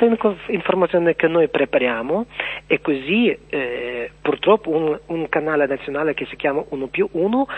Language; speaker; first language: Italian; non-native, learner; Ukrainian